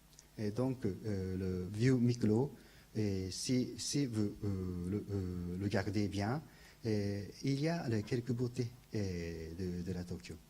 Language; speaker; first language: French; non-native, learner; Japanese